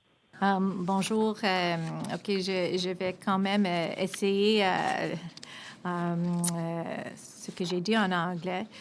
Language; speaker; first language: French; non-native, local second language; English